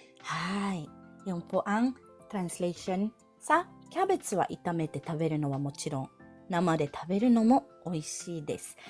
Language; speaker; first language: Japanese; non-native, fluent; Filipino